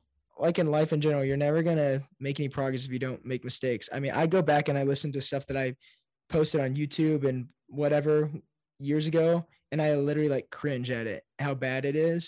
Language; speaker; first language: English; native; English